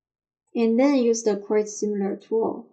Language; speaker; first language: English; non-native, fluent; Chinese